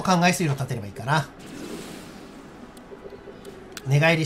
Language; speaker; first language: Japanese; native; Japanese